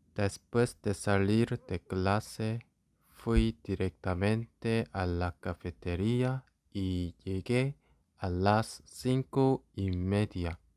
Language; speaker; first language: Spanish; non-native, learner; Korean